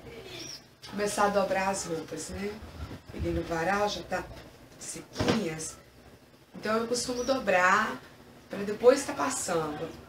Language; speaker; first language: Portuguese; native; Portuguese